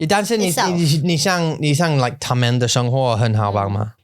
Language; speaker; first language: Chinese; non-native, learner; English